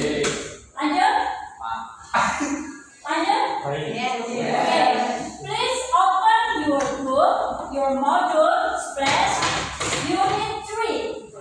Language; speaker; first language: English; non-native, learner; Indonesian